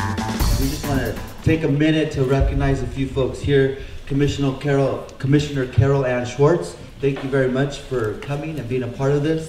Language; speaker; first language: English; native; English